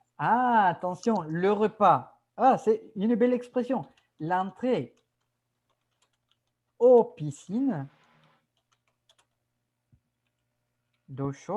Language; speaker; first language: French; non-native, fluent; Spanish